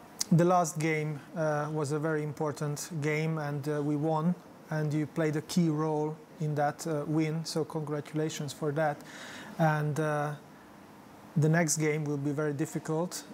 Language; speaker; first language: English; non-native, fluent; Hungarian